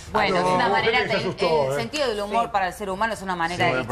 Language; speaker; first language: Spanish; native; Spanish